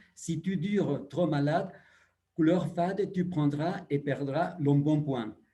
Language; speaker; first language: French; non-native, fluent; Spanish